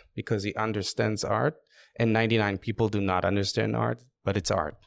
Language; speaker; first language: English; non-native, fluent; Hebrew